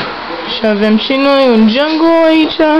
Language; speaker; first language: Romanian; early bilingual, heritage; Romanian